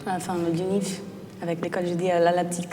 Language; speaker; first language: French; non-native, fluent; Portuguese